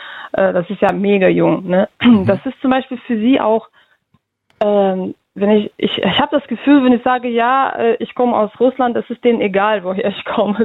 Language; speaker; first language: German; early bilingual, other home language; Russian